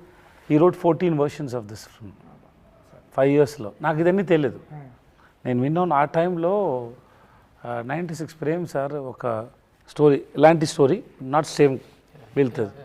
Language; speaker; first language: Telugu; non-native, learner; Tamil